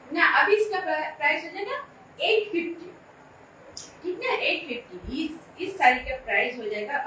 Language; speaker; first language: Hindi; non-native, local second language; Bangla